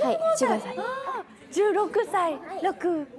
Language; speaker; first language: Japanese; non-native, learner; Korean